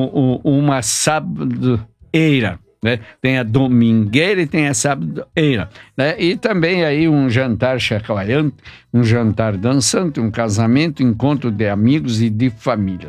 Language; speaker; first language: Portuguese; native; Portuguese